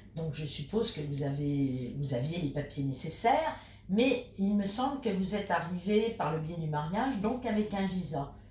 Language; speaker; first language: French; native; French